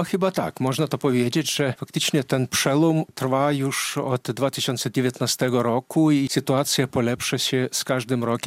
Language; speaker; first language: Polish; non-native, fluent; Lithuanian